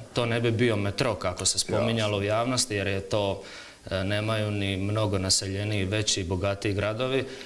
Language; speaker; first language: Croatian; native; Croatian